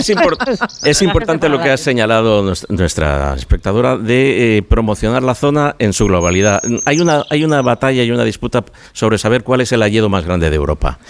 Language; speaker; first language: Spanish; native; Spanish